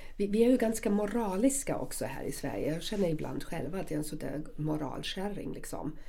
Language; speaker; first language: Swedish; non-native, fluent; German